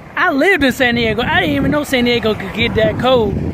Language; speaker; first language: English; native; English